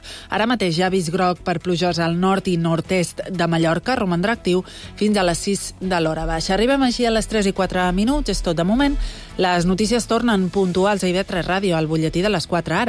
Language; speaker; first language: Catalan; native; Catalan